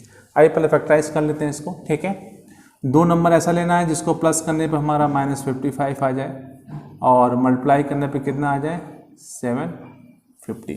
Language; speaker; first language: Hindi; native; Hindi